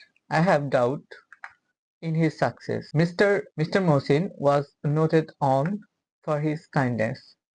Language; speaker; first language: English; non-native, local second language; Bangla